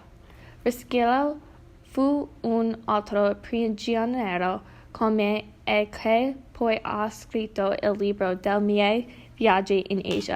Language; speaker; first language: Italian; non-native, learner; English